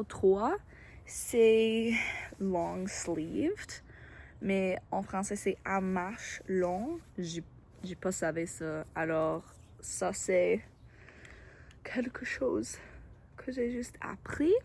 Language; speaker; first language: French; non-native, learner; English